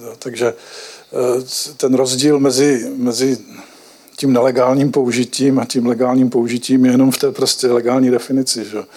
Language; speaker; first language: Czech; native; Czech